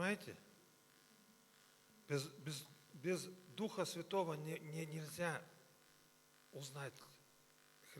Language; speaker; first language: Russian; native; Russian